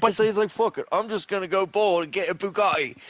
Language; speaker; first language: English; native; English